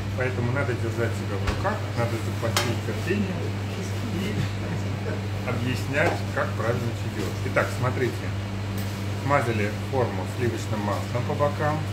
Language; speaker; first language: Russian; native; Russian